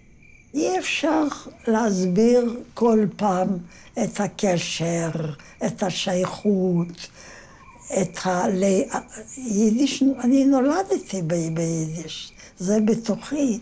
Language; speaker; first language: Hebrew; non-native, fluent; Yiddish